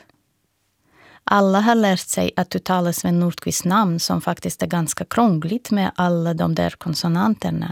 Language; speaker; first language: Swedish; non-native, fluent; Russian